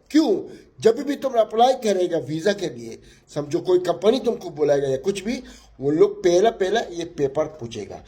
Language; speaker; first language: Hindi; non-native, learner; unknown